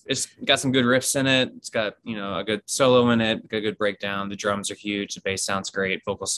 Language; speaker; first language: English; native; English